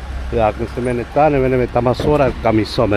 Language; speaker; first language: Finnish; non-native, learner; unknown